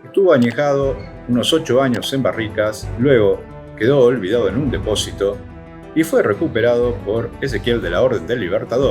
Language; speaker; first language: Spanish; native; Spanish